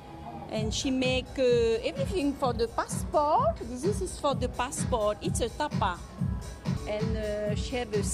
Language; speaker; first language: English; non-native, learner; French